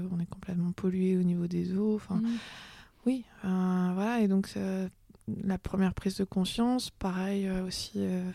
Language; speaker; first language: French; native; French